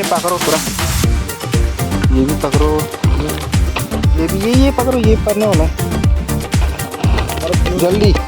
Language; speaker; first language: Hindi; non-native, local second language; Kok Borok